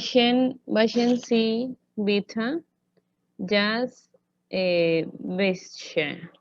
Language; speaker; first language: German; non-native, learner; Spanish